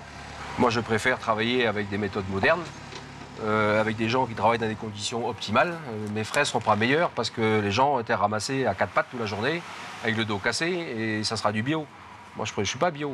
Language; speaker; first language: French; native; French